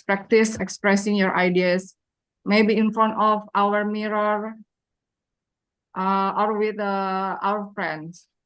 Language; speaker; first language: English; non-native, learner; Indonesian